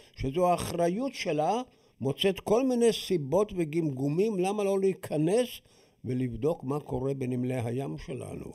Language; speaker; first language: Hebrew; native; Hebrew